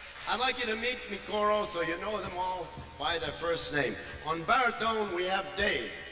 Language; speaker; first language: English; native; English